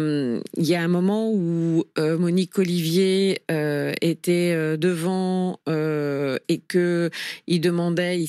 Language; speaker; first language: French; native; French